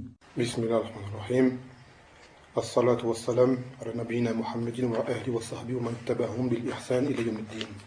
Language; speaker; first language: Arabic; non-native, fluent; French